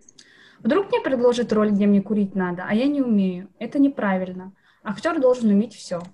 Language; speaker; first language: Russian; non-native, learner; Japanese